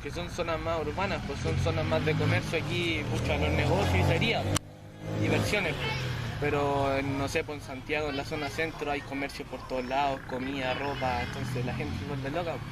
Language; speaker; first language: Spanish; native; Spanish